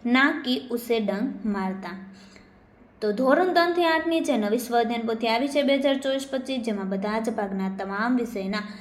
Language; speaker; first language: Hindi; non-native, local second language; Gujarati